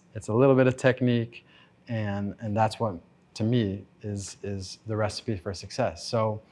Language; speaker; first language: English; native; English